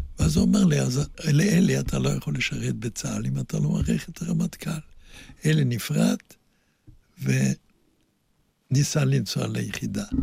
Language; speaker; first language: Hebrew; non-native, fluent; German